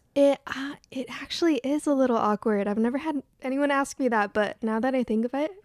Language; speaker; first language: English; native; English